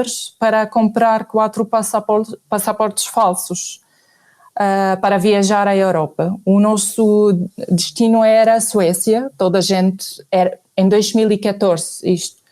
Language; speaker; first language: Portuguese; non-native, fluent; Arabic